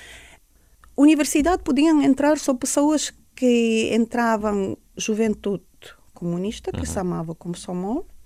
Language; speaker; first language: Portuguese; non-native, fluent; Estonian